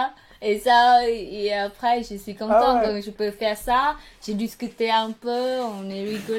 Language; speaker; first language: French; non-native, learner; Khmer